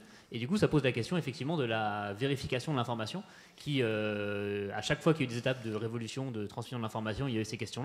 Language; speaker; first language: French; native; French